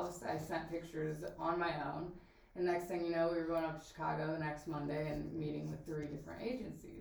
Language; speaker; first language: English; native; English